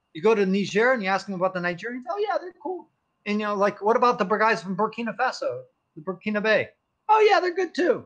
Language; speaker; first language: English; native; English